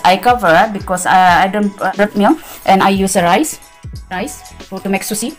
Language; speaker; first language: English; non-native, learner; Indonesian